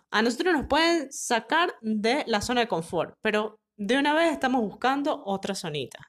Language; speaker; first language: Spanish; native; Spanish